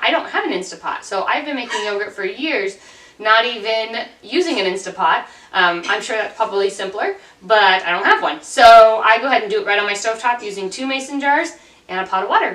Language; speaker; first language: English; native; English